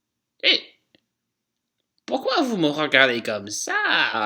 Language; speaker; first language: French; non-native, fluent; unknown